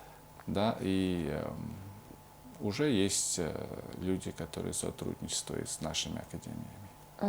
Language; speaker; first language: Russian; non-native, fluent; Mongolian